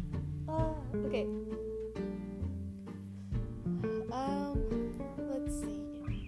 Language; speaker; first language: English; early bilingual, other home language; Spanish